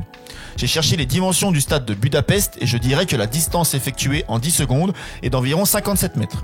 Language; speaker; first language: French; native; French